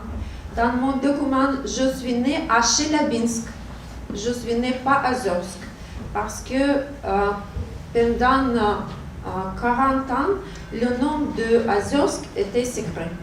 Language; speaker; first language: French; non-native, learner; Russian